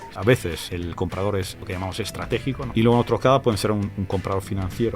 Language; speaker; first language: Spanish; non-native, fluent; English